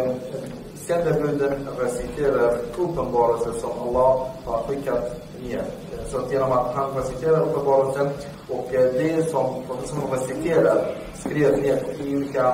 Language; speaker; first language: Swedish; non-native, fluent; Arabic